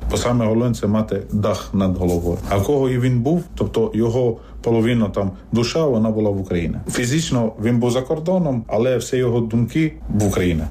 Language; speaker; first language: Ukrainian; non-native, fluent; Arabic